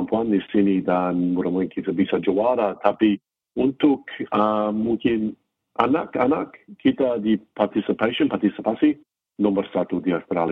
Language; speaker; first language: Indonesian; non-native, fluent; English